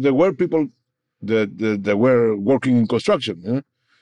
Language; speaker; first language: English; non-native, learner; Spanish